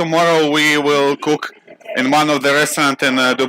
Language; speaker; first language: English; non-native, learner; Russian